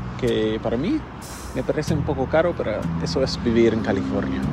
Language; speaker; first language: Spanish; non-native, fluent; English